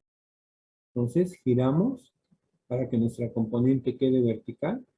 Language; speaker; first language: Spanish; native; Spanish